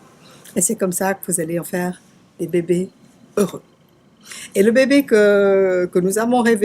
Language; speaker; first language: French; native; French